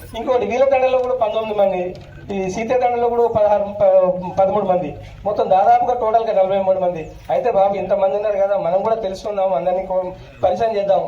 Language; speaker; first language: Telugu; non-native, local second language; Lambadi